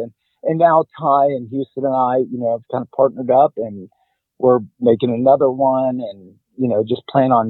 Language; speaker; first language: English; native; English